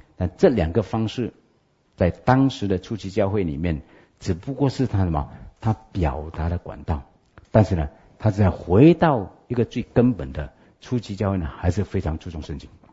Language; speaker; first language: Chinese; native; Chinese